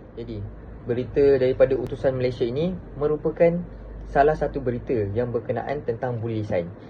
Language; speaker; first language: Malay; native; Malay